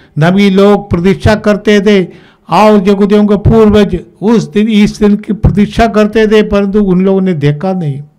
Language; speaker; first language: Hindi; native; Hindi